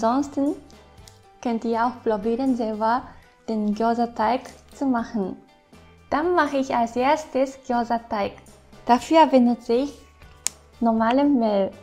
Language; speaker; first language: German; non-native, fluent; Japanese